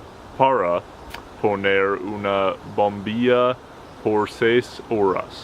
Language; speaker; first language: Spanish; non-native, learner; English